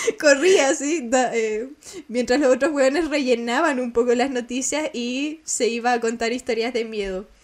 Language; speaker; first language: Spanish; native; Spanish